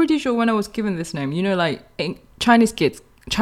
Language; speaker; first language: English; non-native, fluent; Chinese